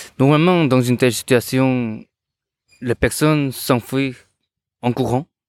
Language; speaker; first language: French; non-native, learner; Korean